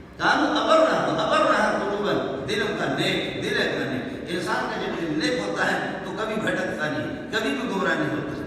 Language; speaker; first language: Urdu; non-native, local second language; Baluchi